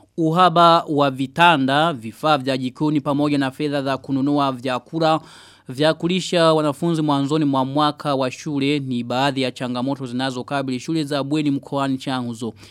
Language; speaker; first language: Swahili; non-native, local second language; Rundi